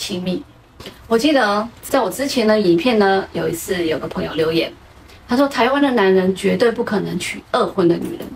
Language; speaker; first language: Chinese; native; Chinese